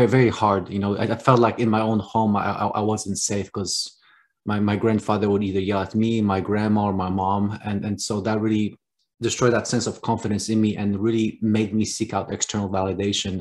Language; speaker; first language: English; non-native, fluent; Polish